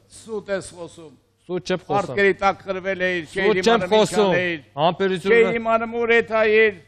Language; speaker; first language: Armenian; native; Armenian